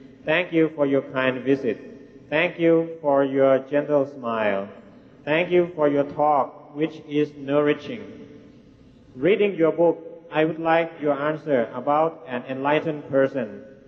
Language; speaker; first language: English; non-native, fluent; Thai